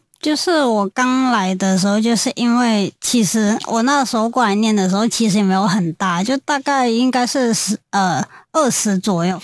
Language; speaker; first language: Chinese; non-native, local second language; Cantonese